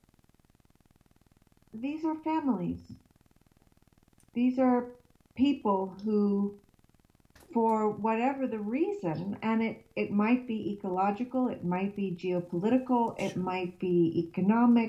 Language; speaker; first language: English; native; English